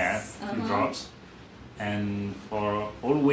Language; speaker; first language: English; non-native, learner; Italian